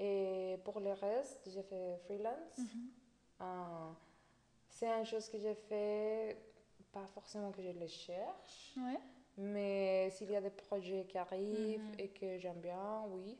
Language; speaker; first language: French; non-native, fluent; Spanish